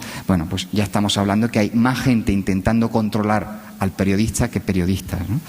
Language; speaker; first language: Spanish; native; Spanish